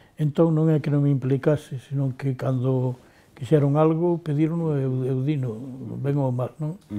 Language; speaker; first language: Galician; native; Galician